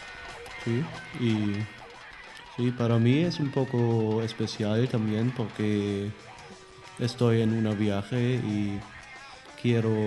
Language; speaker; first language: Spanish; non-native, learner; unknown